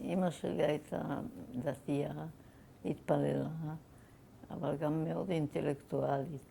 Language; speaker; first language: Hebrew; non-native, fluent; German